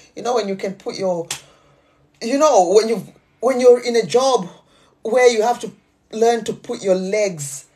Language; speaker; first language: English; non-native, local second language; Nyanja